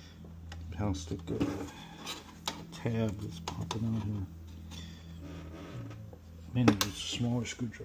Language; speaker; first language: English; native; English